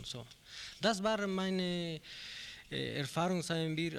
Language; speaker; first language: German; non-native, learner; Spanish